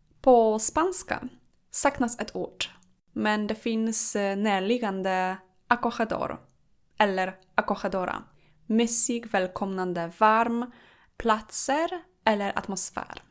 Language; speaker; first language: Swedish; non-native, fluent; Polish